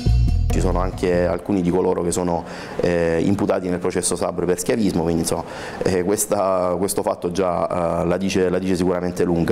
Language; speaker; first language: Italian; native; Italian